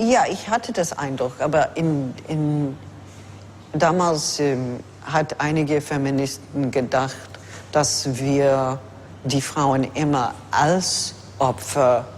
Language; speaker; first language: German; non-native, fluent; English